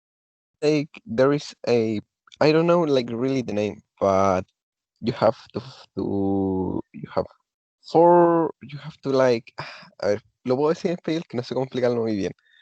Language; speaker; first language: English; non-native, learner; Spanish